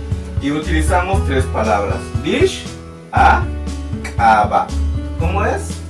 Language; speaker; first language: Spanish; non-native, local second language; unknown